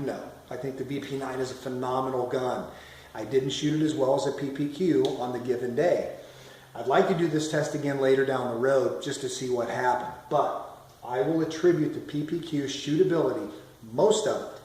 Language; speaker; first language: English; native; English